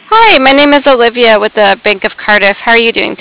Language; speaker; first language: English; native; English